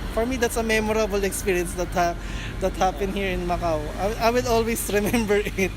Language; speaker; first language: English; non-native, learner; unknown